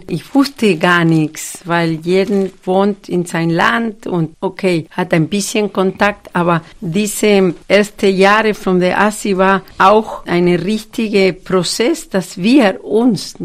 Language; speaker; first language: German; non-native, fluent; Spanish